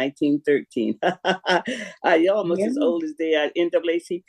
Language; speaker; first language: English; native; English